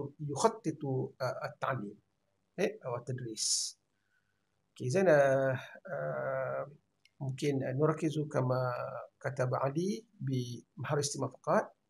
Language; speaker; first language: Arabic; non-native, fluent; Malay